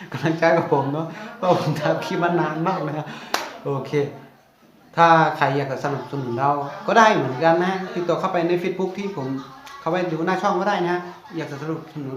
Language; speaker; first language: Thai; non-native, fluent; Shan